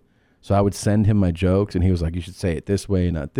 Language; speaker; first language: English; native; English